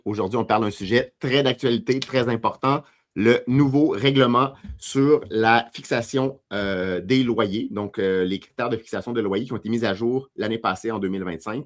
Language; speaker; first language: French; native; French